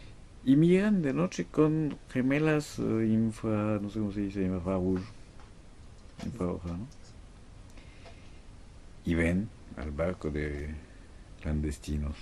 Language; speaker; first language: Spanish; non-native, fluent; French